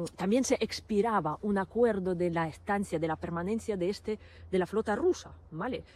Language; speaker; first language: Spanish; non-native, fluent; Ukrainian